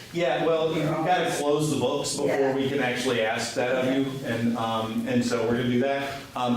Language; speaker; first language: English; native; English